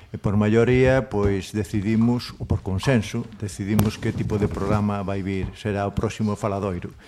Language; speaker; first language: Galician; non-native, local second language; Spanish